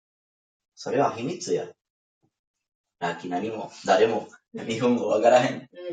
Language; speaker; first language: Japanese; non-native, learner; Spanish